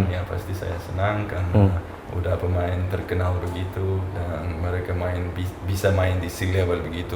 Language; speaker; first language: Indonesian; non-native, fluent; Uzbek